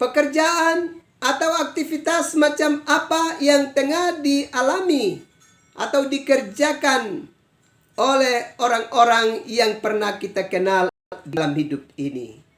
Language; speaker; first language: Indonesian; native; Indonesian